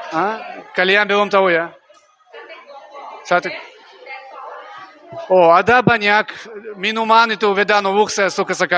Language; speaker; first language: Indonesian; non-native, learner; Russian